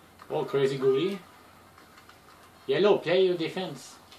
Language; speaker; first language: English; non-native, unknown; French